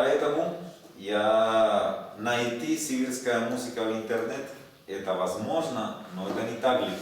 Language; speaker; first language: Russian; non-native, learner; Spanish